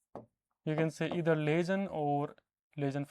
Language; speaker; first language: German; non-native, fluent; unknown